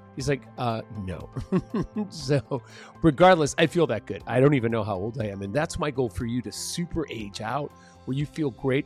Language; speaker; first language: English; early bilingual, other home language; Spanish